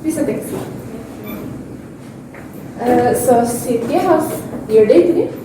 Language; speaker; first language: English; non-native, learner; Indonesian